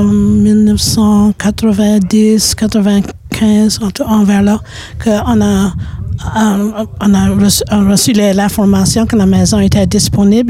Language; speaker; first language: French; native; French